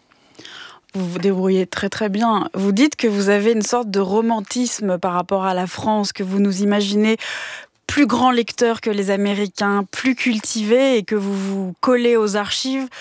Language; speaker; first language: French; native; French